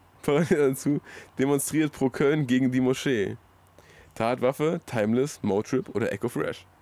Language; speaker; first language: German; native; German